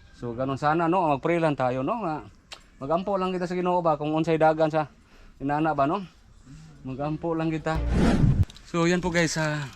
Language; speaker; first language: Filipino; non-native, local second language; Cebuano